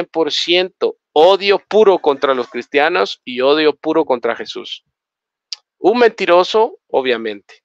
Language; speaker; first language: Spanish; native; Spanish